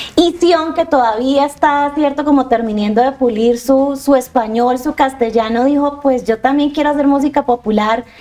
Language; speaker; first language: Spanish; native; Spanish